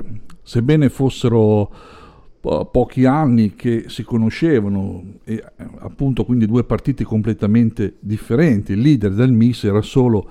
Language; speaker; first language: Italian; native; Italian